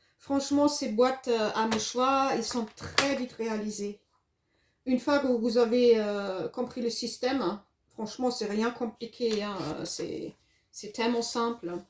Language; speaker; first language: French; non-native, fluent; German